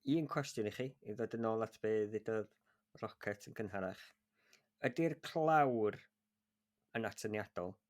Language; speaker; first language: Welsh; native; Welsh